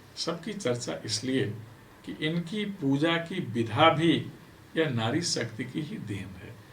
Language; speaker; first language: Hindi; native; Hindi